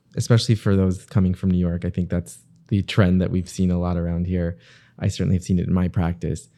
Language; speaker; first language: English; native; English